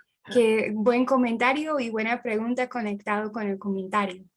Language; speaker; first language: Spanish; non-native, fluent; English